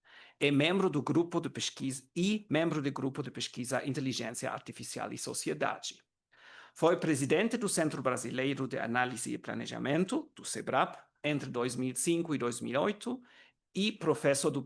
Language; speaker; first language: Portuguese; non-native, learner; German